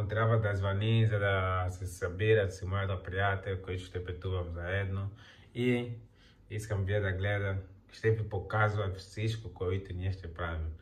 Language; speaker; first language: Bulgarian; non-native, learner; Portuguese